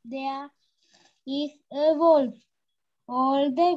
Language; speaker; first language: English; non-native, learner; Sinhala